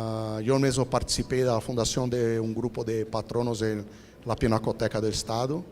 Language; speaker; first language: Spanish; non-native, fluent; Portuguese